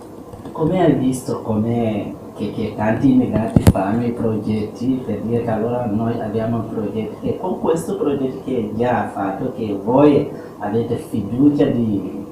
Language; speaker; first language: Italian; non-native, learner; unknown